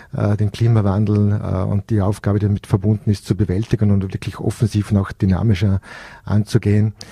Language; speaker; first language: German; native; German